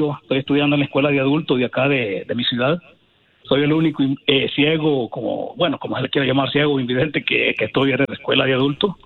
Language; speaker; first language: Spanish; native; Spanish